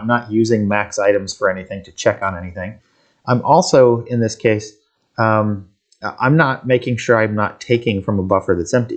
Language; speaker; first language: English; native; English